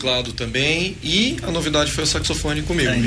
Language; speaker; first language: Portuguese; native; Portuguese